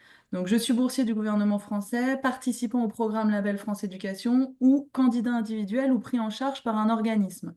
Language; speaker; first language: French; native; French